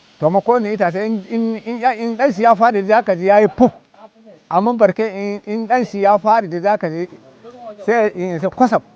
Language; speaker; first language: Hausa; non-native, local second language; Fula